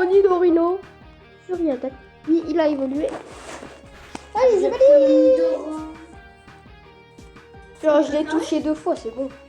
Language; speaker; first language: French; native; French